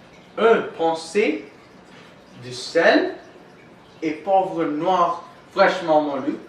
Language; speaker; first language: French; non-native, learner; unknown